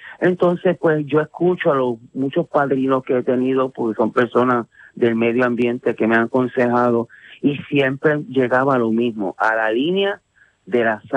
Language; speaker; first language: Spanish; native; Spanish